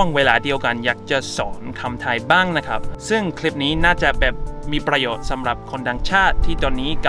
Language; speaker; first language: Thai; non-native, fluent; English